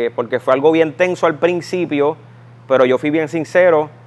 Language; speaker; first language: Spanish; native; Spanish